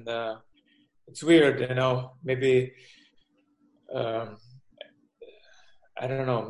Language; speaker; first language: English; non-native, fluent; Russian